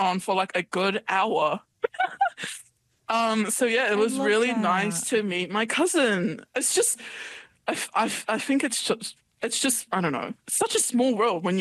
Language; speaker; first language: English; native; English